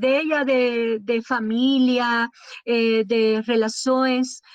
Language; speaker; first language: Portuguese; non-native, learner; Spanish